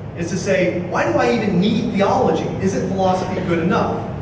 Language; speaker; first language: English; native; English